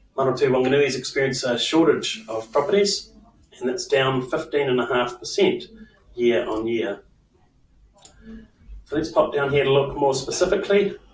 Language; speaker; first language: English; native; English